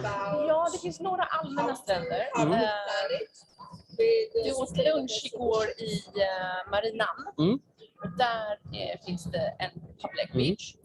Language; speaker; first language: Swedish; native; Swedish